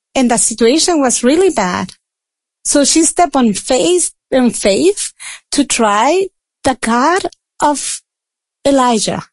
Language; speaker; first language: English; non-native, fluent; Spanish